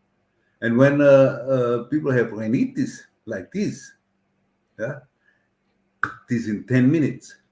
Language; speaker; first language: English; non-native, learner; German